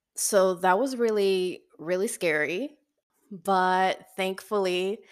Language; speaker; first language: English; early bilingual, other home language; Spanish